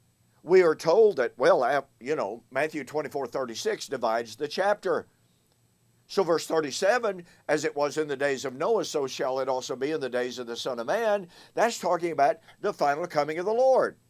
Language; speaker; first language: English; native; English